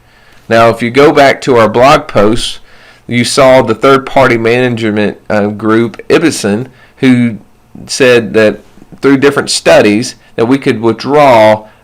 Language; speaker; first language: English; native; English